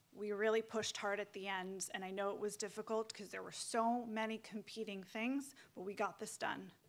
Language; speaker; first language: English; native; English